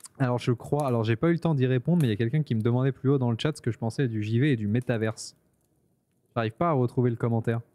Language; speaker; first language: French; native; French